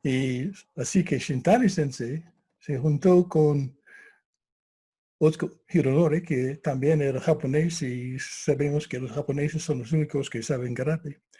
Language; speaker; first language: Spanish; non-native, fluent; English